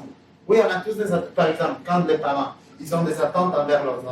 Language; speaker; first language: French; native; French